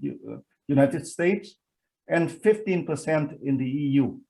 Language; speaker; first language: English; non-native, fluent; Vietnamese